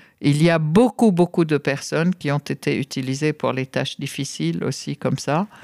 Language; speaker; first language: French; non-native, fluent; Arabic